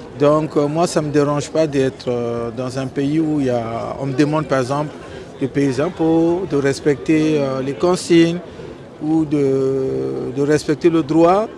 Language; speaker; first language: French; non-native, local second language; Lingala